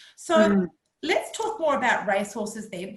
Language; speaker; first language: English; native; English